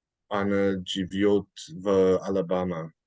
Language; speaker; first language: Russian; non-native, learner; English